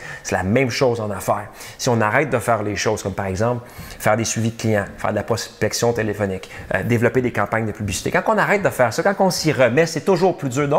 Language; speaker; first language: French; native; French